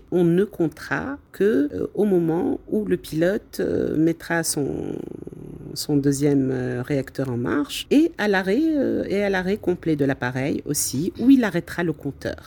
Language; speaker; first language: French; native; French